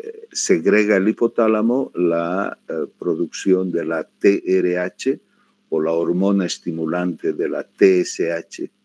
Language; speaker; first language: Spanish; native; Spanish